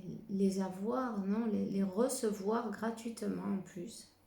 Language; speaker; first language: French; non-native, fluent; Spanish